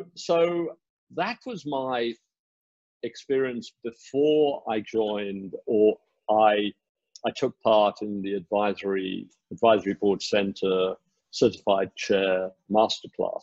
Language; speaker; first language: English; native; English